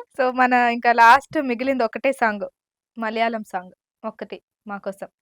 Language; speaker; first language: Telugu; native; Telugu